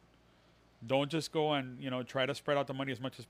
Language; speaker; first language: English; early bilingual, other home language; Spanish